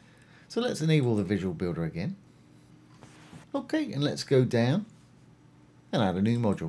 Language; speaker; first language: English; native; English